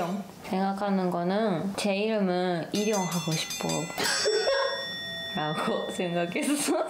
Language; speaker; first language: Korean; non-native, learner; Japanese